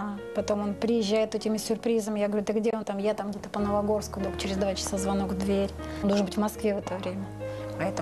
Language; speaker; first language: Russian; native; Russian